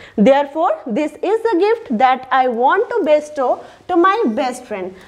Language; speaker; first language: Hindi; native; Hindi